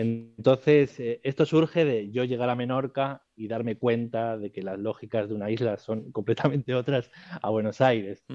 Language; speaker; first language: Spanish; native; Spanish